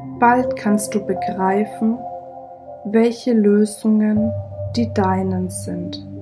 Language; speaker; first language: German; native; German